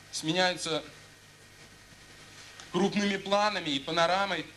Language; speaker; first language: Russian; native; Russian